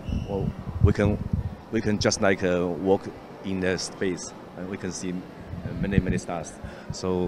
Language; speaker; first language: English; non-native, learner; Chinese